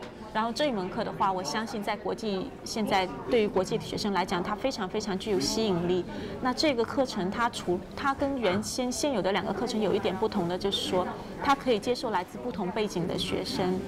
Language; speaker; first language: Chinese; native; Chinese